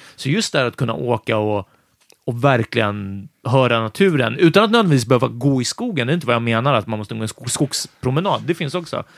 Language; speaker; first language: Swedish; native; Swedish